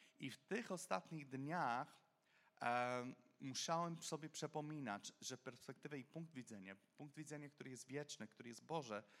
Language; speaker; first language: Polish; non-native, fluent; English